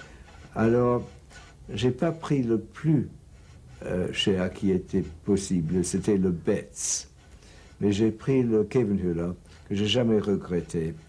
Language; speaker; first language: French; non-native, fluent; English